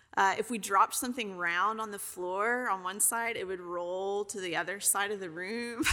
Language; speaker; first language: English; native; English